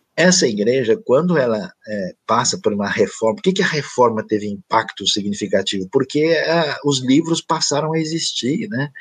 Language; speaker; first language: Portuguese; native; Portuguese